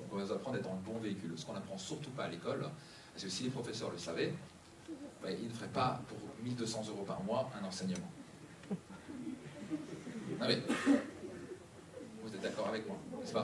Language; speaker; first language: French; native; French